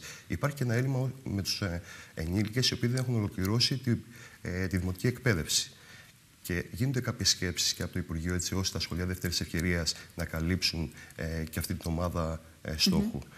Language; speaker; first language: Greek; native; Greek